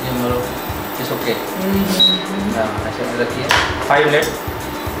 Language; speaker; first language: English; non-native, learner; Hindi